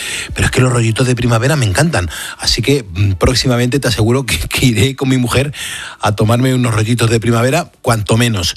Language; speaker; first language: Spanish; native; Spanish